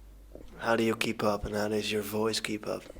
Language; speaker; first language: English; non-native, fluent; Dutch